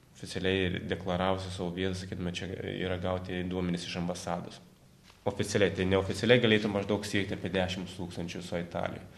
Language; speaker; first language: Lithuanian; native; Lithuanian